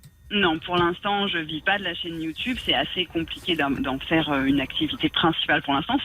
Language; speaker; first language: French; native; French